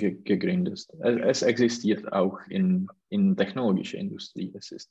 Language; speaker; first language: German; non-native, learner; Czech